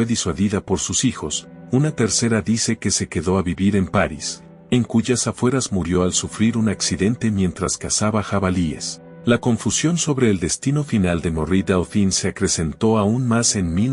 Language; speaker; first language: Spanish; native; Spanish